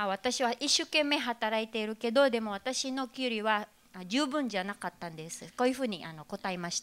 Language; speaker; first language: Japanese; non-native, fluent; Filipino